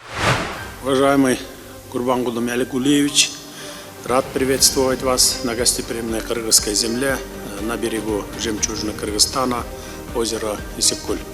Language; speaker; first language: Russian; non-native, local second language; Kyrgyz